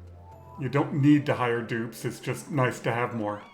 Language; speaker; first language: English; native; English